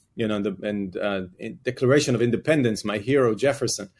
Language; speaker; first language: English; non-native, fluent; Hebrew